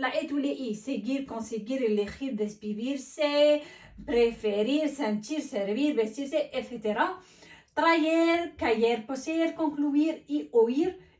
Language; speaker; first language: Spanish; non-native, fluent; Arabic